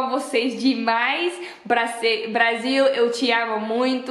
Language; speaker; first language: Portuguese; non-native, learner; Dutch